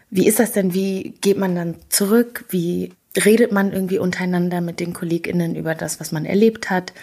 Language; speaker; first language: German; early bilingual, other home language; Kinyarwanda